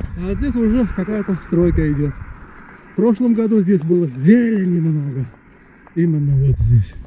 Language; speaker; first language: Russian; non-native, local second language; Uzbek